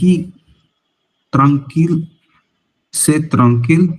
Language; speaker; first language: French; non-native, learner; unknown